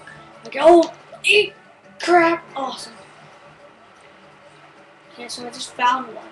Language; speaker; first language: English; native; English